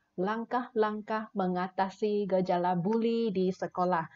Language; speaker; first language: Malay; non-native, local second language; Chinese